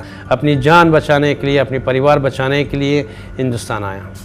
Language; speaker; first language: Hindi; non-native, fluent; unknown